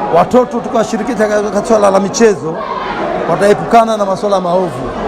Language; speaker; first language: Swahili; native; Swahili